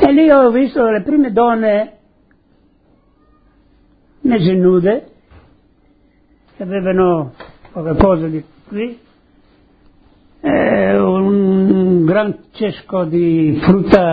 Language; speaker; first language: Italian; early bilingual, heritage; Italian